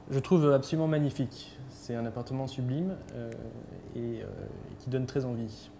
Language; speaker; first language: French; native; French